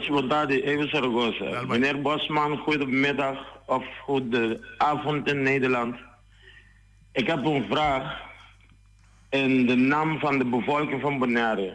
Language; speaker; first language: Dutch; non-native, local second language; Papiamento